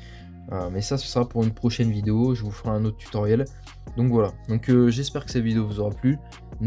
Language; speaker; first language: French; native; French